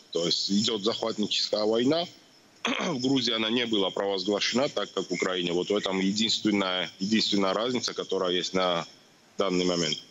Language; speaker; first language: Russian; non-native, local second language; Georgian